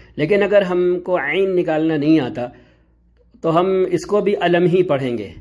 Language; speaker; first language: Urdu; native; Urdu